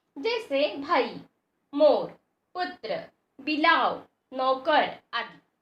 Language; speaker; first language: Hindi; non-native, local second language; Marathi